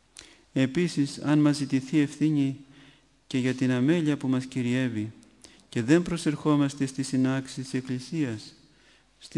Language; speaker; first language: Greek; native; Greek